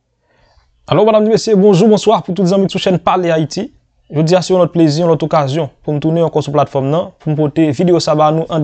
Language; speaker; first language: French; non-native, learner; Haitian Creole